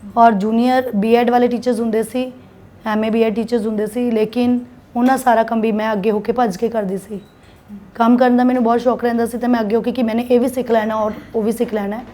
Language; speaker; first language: Punjabi; non-native, local second language; Hindi